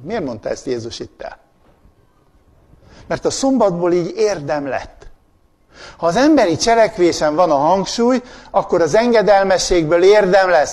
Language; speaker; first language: Hungarian; native; Hungarian